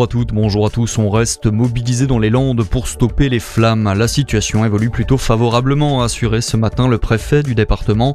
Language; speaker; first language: French; native; French